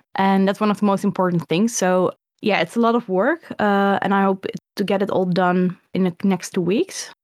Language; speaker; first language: English; early bilingual, other home language; Dutch